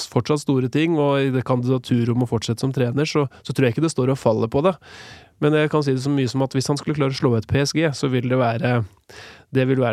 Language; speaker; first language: Norwegian; native; Norwegian